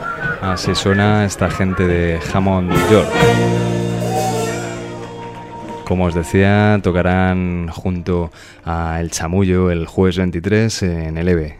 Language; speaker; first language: Spanish; native; Spanish